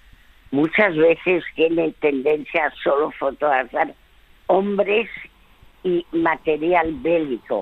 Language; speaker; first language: Spanish; early bilingual, other home language; French